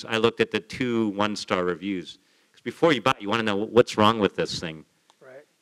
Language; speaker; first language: English; native; English